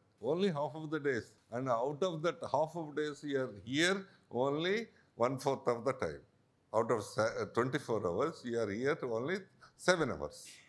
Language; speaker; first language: English; non-native, local second language; Telugu